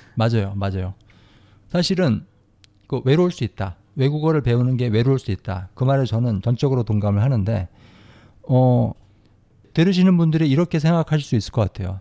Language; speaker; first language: Korean; native; Korean